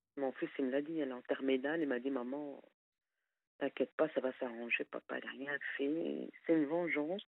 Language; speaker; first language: French; non-native, fluent; Arabic